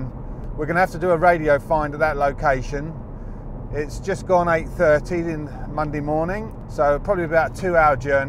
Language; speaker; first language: English; native; English